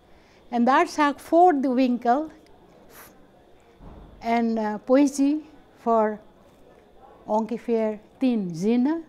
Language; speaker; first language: Dutch; non-native, fluent; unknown